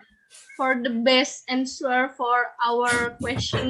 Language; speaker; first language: English; non-native, learner; Indonesian